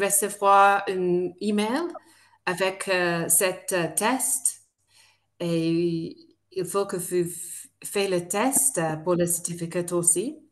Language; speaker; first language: French; non-native, fluent; English